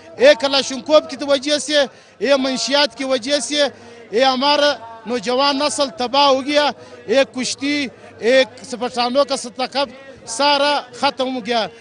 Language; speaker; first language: Urdu; non-native, local second language; Pashto